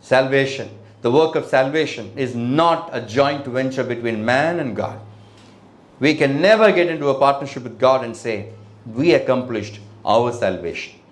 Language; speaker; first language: English; non-native, local second language; Tamil